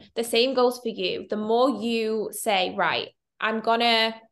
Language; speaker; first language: English; native; English